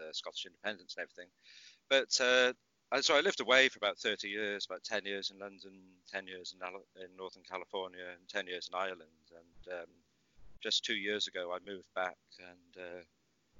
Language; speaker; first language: English; native; English